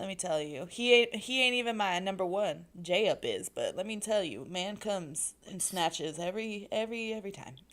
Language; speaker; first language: English; native; English